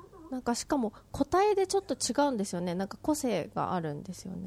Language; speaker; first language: Japanese; native; Japanese